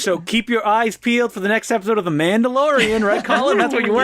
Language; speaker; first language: English; native; English